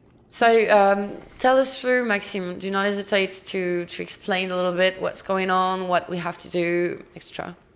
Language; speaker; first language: English; non-native, fluent; French